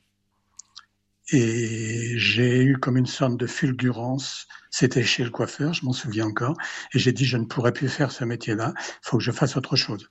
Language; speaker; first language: French; native; French